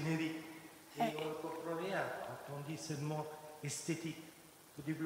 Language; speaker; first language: French; non-native, local second language; Arabic